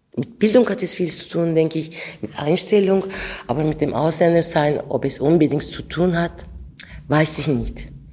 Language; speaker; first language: German; non-native, fluent; Turkish